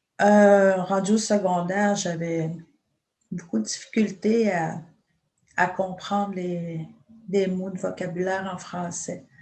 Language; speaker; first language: French; non-native, local second language; Innu-aimun